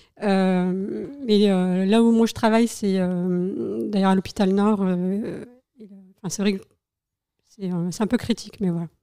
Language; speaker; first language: French; native; French